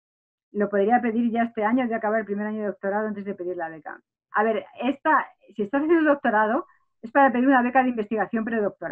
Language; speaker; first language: Spanish; native; Spanish